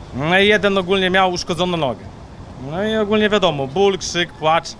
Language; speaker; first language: Polish; native; Polish